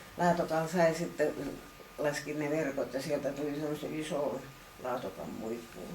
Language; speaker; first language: Finnish; native; Finnish